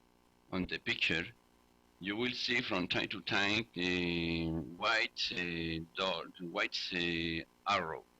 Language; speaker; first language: English; non-native, learner; Spanish